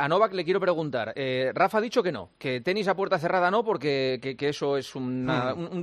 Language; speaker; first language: Spanish; native; Spanish